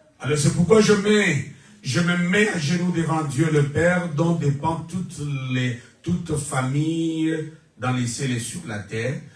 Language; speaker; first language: French; non-native, local second language; Lingala